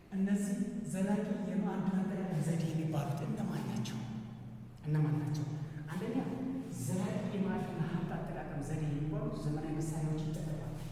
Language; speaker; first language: Amharic; native; Amharic